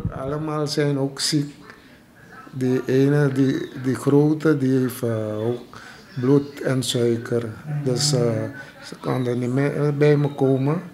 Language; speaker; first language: Dutch; non-native, local second language; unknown